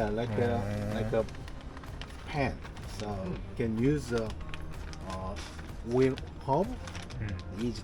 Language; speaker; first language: English; non-native, learner; Korean